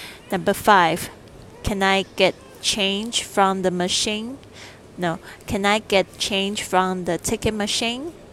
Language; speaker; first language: English; non-native, fluent; Chinese